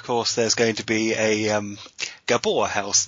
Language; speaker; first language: English; native; English